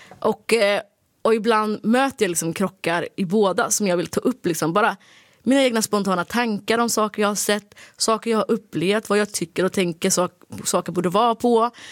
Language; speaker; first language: Swedish; early bilingual, other home language; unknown